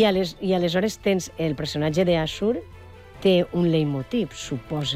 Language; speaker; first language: Catalan; native; Catalan